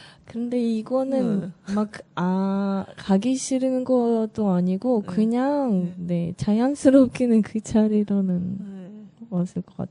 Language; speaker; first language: Korean; non-native, learner; Russian